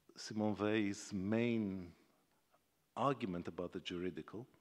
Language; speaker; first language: English; non-native, fluent; Greek